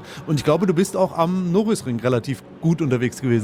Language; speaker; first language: German; native; German